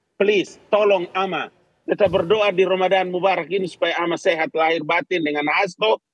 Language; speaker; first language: Indonesian; native; Indonesian